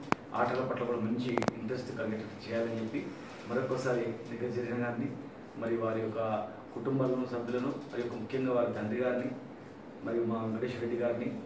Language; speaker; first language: Telugu; native; Telugu